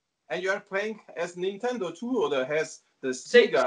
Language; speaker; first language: English; non-native, learner; Italian